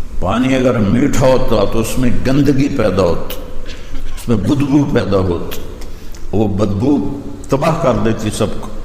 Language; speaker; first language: Urdu; non-native, local second language; Punjabi